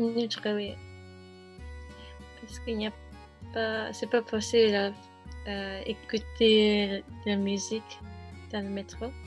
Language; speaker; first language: French; non-native, learner; Japanese